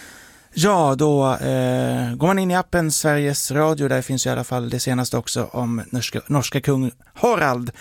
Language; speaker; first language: Swedish; native; Swedish